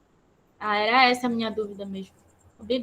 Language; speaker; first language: Portuguese; native; Portuguese